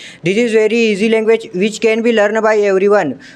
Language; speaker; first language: English; non-native, learner; Hindi